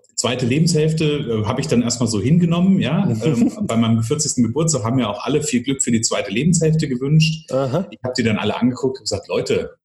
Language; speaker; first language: German; native; German